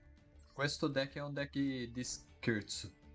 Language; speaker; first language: Italian; non-native, learner; Portuguese